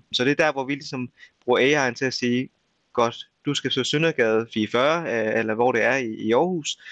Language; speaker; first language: Danish; early bilingual, other home language; Vietnamese